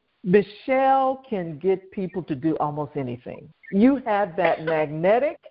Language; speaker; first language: English; native; English